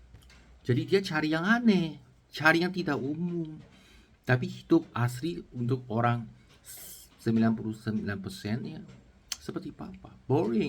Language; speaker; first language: Indonesian; non-native, learner; Chinese